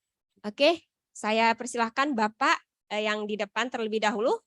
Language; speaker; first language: Indonesian; native; Indonesian